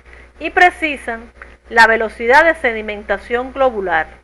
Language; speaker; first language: Spanish; native; Spanish